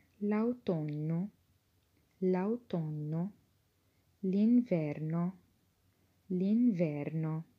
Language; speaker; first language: Italian; non-native, fluent; Arabic